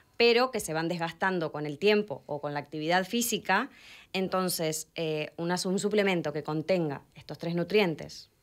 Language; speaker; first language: Spanish; native; Spanish